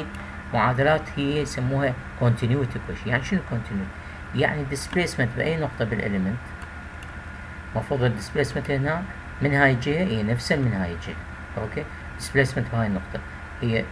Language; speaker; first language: Arabic; native; Arabic